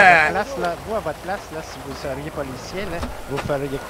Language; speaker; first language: French; native; French